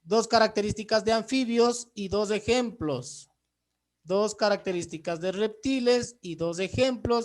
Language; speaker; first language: Spanish; native; Spanish